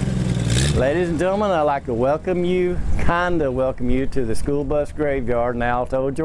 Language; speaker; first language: English; native; English